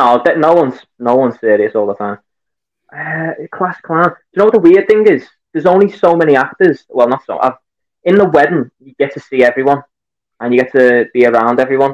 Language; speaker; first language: English; native; English